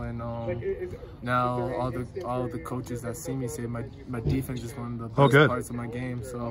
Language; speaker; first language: English; non-native, fluent; Japanese